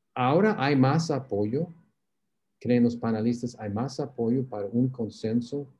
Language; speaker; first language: Spanish; non-native, fluent; English